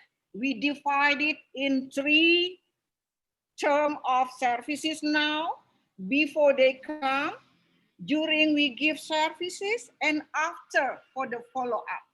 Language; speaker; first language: English; non-native, local second language; Indonesian